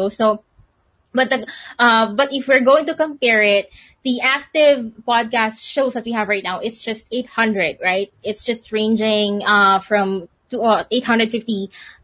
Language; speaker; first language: English; non-native, local second language; Filipino